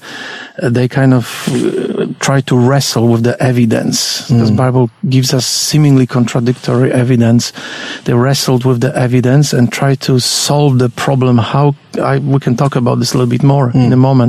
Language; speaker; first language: English; non-native, fluent; Polish